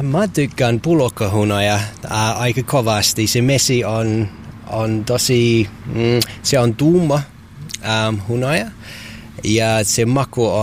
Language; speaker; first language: Finnish; non-native, learner; English